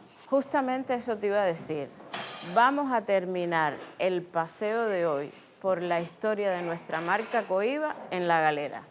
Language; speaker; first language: Spanish; native; Spanish